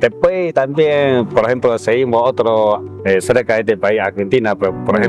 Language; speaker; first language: Spanish; non-native, learner; Chinese